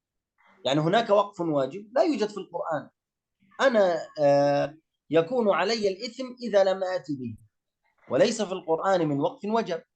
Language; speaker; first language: Arabic; native; Arabic